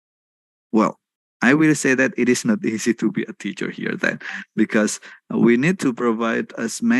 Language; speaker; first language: English; non-native, fluent; Indonesian